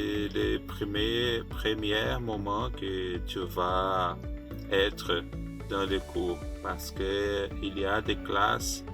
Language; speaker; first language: French; non-native, fluent; Portuguese